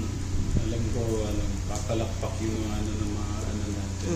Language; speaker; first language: Filipino; native; Filipino